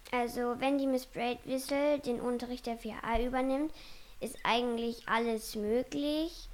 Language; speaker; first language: German; native; German